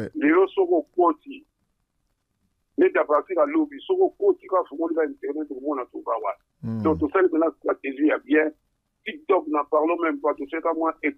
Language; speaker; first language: French; non-native, local second language; Lingala